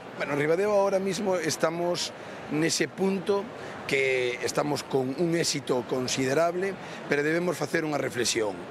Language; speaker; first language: Galician; native; Galician